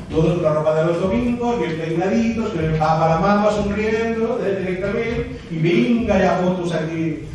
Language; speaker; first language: Spanish; native; Spanish